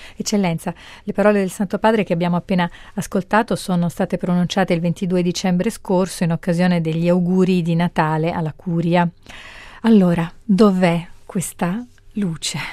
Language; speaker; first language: Italian; native; Italian